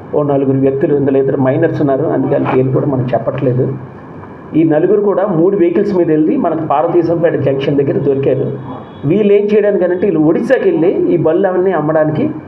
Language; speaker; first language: Telugu; native; Telugu